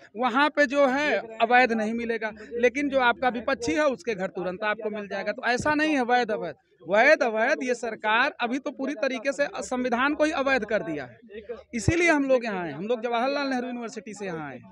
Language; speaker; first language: Hindi; native; Hindi